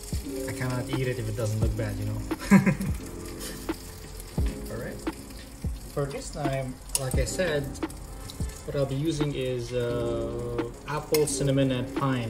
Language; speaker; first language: English; non-native, local second language; Filipino